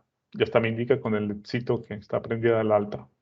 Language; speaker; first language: Spanish; native; Spanish